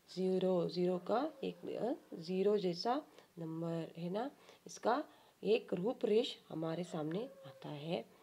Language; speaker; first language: Hindi; non-native, local second language; Kannada